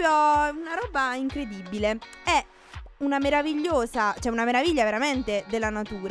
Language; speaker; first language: Italian; native; Italian